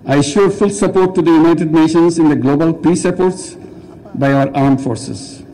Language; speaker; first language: English; non-native, local second language; Bangla